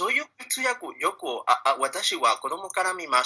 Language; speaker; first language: Japanese; non-native, learner; Spanish